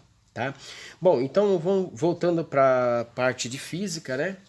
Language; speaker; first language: Portuguese; native; Portuguese